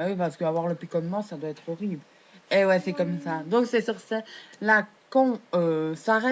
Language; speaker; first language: French; native; French